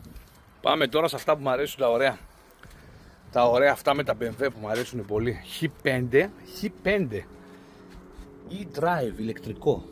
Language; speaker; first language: Greek; native; Greek